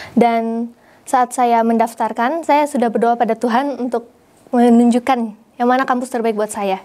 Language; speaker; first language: Indonesian; native; Indonesian